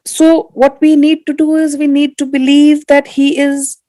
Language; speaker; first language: English; non-native, local second language; Hindi